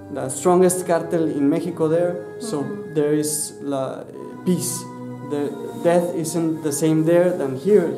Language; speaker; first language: English; non-native, fluent; Spanish